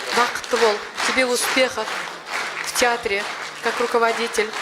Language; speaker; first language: Russian; non-native, local second language; Uyghur